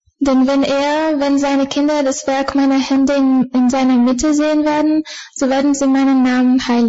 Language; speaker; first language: German; non-native, fluent; Bulgarian